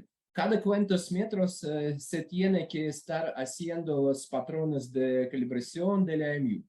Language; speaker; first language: Spanish; non-native, learner; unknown